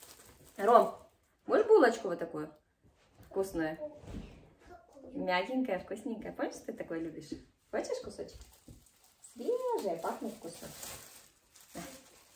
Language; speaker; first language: Russian; native; Russian